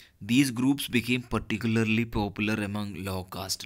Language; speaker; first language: English; non-native, local second language; Malayalam